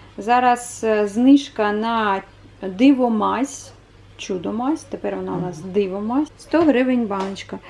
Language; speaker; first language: Ukrainian; non-native, local second language; Russian